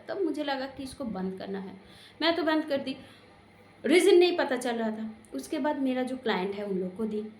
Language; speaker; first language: Hindi; non-native, local second language; Bangla